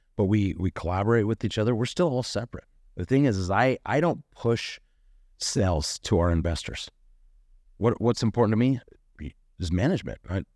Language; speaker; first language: English; native; English